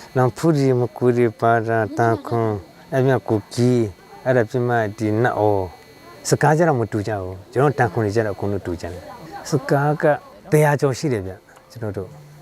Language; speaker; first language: Burmese; non-native, local second language; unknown